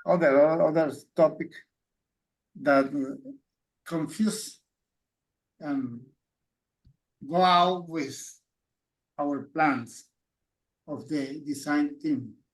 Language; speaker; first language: English; non-native, learner; Spanish